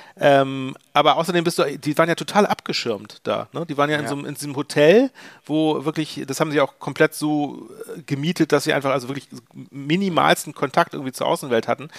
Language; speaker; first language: German; native; German